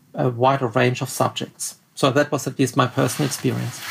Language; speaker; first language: English; non-native, fluent; German